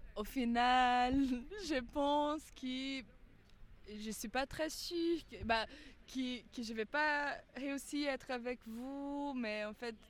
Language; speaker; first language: French; non-native, fluent; Portuguese